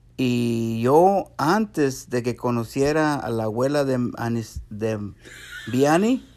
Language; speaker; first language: Spanish; native; Spanish